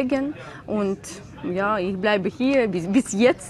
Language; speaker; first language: German; non-native, learner; Ukrainian